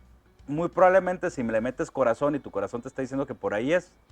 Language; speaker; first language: Spanish; native; Spanish